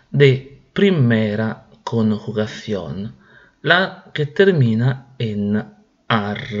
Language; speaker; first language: Spanish; non-native, fluent; Italian